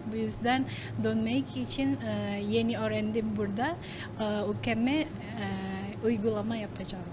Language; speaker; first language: Turkish; non-native, learner; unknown